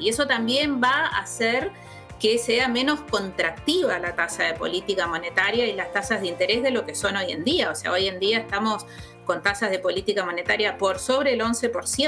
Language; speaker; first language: Spanish; native; Spanish